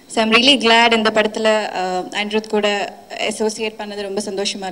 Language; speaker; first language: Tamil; non-native, fluent; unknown